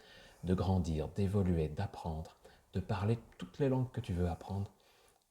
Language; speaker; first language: French; native; French